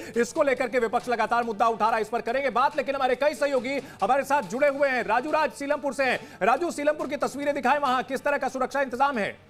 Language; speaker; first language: Hindi; native; Hindi